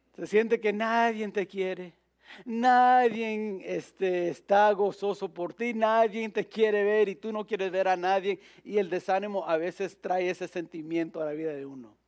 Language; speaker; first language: Spanish; early bilingual, heritage; Spanish